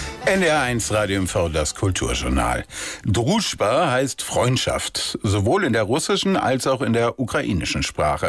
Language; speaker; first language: German; native; German